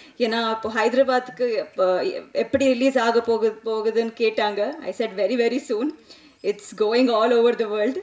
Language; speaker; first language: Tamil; non-native, learner; Telugu